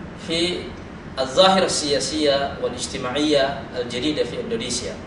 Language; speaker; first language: Arabic; non-native, fluent; Indonesian